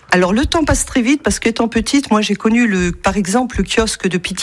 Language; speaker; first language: French; native; French